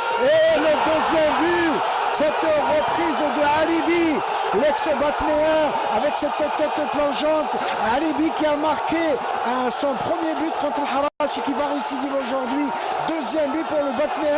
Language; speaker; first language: French; non-native, local second language; Arabic